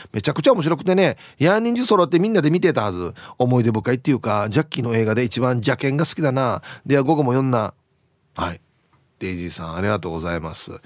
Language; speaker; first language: Japanese; native; Japanese